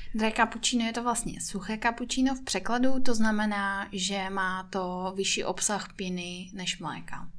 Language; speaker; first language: Czech; non-native, fluent; Russian